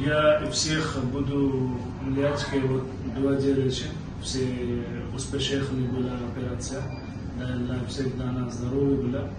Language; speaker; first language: Russian; non-native, learner; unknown